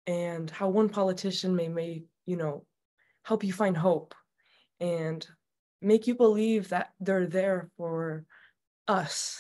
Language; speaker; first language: English; native; English